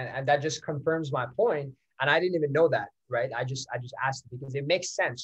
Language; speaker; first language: English; non-native, fluent; Persian